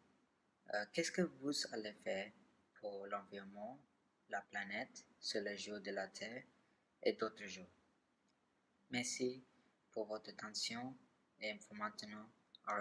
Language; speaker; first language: French; non-native, learner; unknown